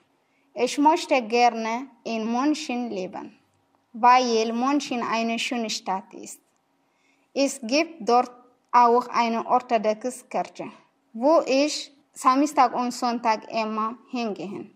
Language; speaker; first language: German; non-native, learner; Tigrinya